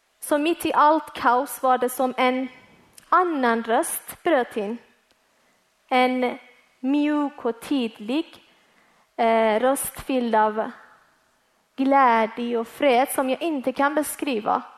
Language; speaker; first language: Swedish; early bilingual, other home language; Persian